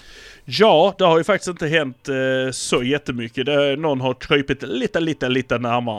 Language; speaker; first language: Swedish; native; Swedish